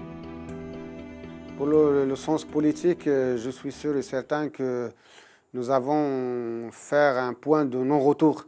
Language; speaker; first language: French; non-native, local second language; Arabic